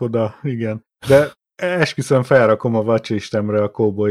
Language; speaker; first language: Hungarian; native; Hungarian